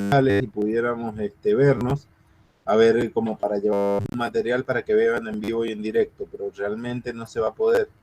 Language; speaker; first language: Spanish; native; Spanish